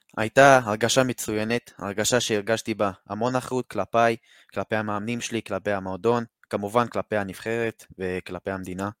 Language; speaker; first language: Hebrew; native; Hebrew